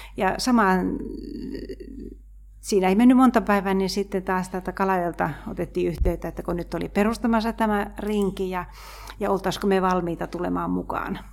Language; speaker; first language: Finnish; native; Finnish